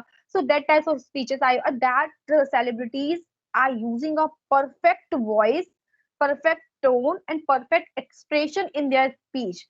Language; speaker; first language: English; non-native, local second language; Hindi